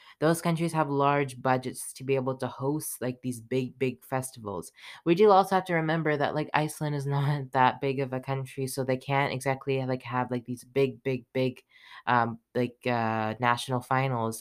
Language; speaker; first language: English; native; English